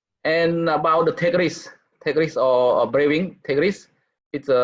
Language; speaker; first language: English; non-native, learner; Khmer